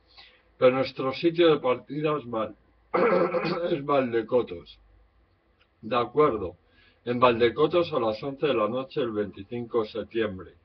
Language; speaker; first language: Spanish; native; Spanish